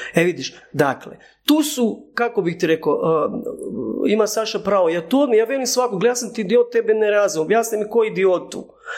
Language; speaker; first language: Croatian; native; Croatian